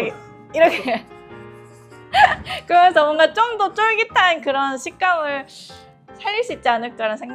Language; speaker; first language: Korean; non-native, fluent; Japanese